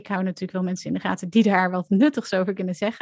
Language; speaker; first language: Dutch; native; Dutch